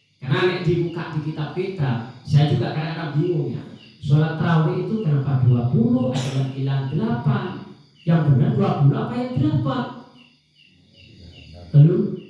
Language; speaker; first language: Indonesian; non-native, local second language; Madurese